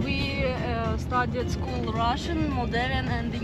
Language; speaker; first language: English; non-native, learner; Russian